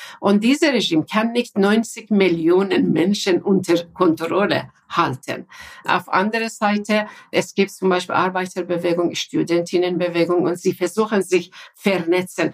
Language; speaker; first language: German; non-native, fluent; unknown